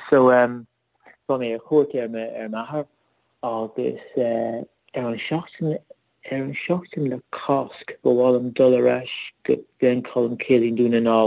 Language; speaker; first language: Irish; non-native, learner; English